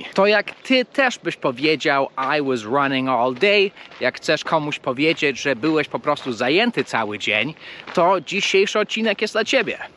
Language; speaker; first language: Polish; non-native, fluent; English